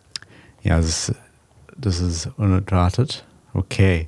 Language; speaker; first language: German; non-native, learner; English